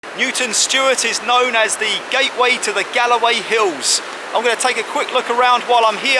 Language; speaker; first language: English; native; English